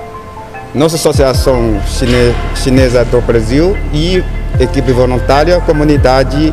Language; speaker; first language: Portuguese; non-native, learner; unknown